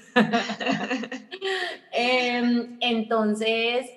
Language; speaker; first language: Spanish; native; Spanish